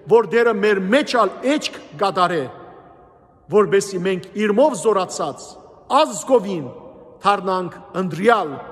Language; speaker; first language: Armenian; native; Armenian